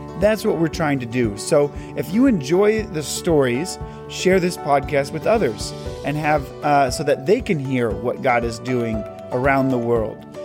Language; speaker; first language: English; native; English